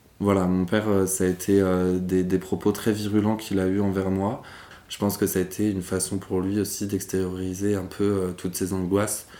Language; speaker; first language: French; native; French